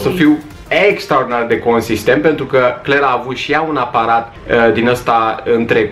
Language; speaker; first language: Romanian; native; Romanian